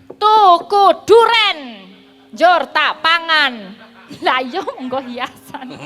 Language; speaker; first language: Javanese; non-native, local second language; Indonesian